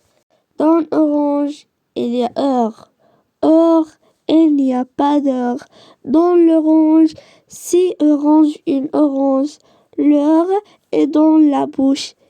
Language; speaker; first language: French; non-native, learner; Arabic